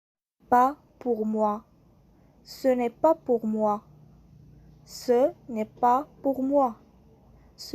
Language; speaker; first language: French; non-native, local second language; Arabic